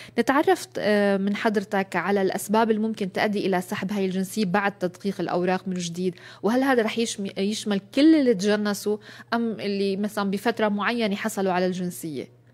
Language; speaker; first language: Arabic; native; Arabic